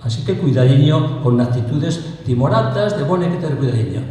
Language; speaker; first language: Spanish; non-native, local second language; Galician